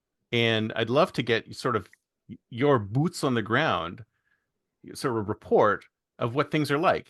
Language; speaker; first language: English; native; English